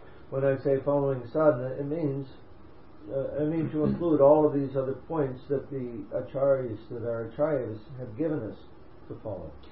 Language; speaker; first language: English; native; English